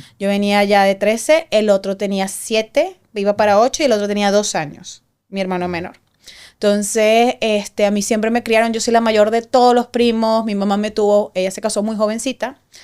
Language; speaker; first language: Spanish; native; Spanish